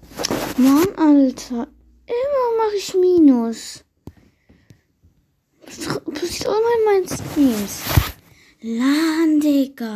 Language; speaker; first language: German; native; German